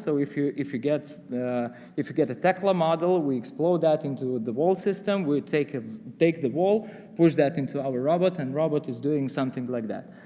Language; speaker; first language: English; non-native, fluent; Lithuanian